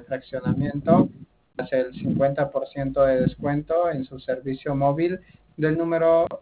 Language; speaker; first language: Spanish; native; Spanish